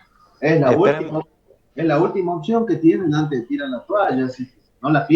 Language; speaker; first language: Spanish; native; Spanish